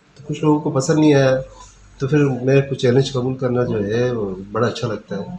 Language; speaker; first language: Urdu; non-native, local second language; Pashto